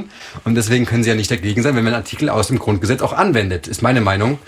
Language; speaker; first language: German; native; German